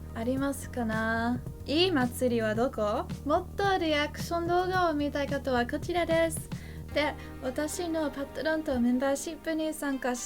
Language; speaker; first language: Japanese; non-native, learner; English